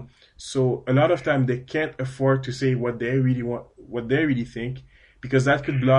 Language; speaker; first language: English; non-native, fluent; French